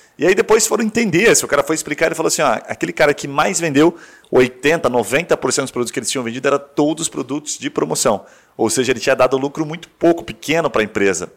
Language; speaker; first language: Portuguese; native; Portuguese